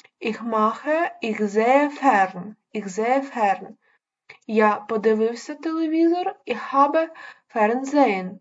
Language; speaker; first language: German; non-native, learner; Ukrainian